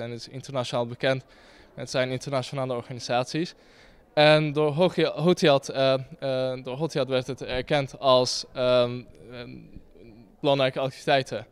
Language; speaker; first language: Dutch; early bilingual, other home language; Turkish